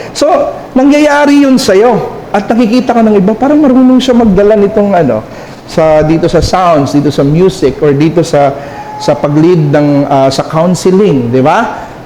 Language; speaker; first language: Filipino; non-native, local second language; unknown